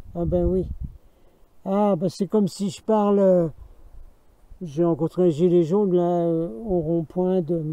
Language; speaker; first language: French; native; French